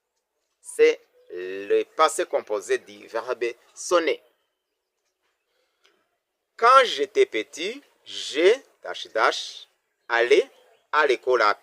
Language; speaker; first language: French; non-native, local second language; Kinyarwanda